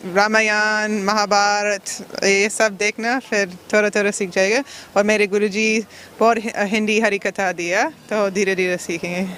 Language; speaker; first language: Hindi; non-native, fluent; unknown